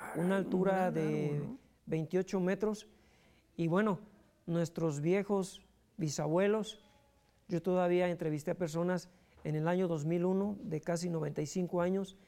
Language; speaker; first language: Spanish; native; Spanish